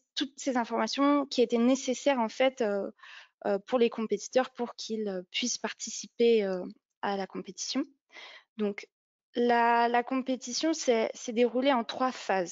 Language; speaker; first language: French; native; French